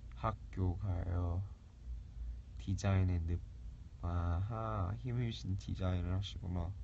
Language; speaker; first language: Korean; early bilingual, heritage; Korean